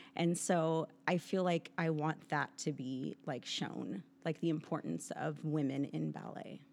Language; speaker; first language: English; native; English